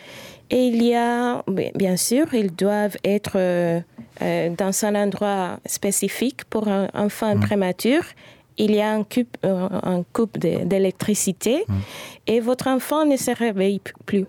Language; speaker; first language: French; non-native, fluent; Spanish